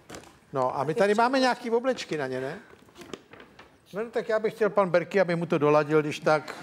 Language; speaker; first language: Czech; native; Czech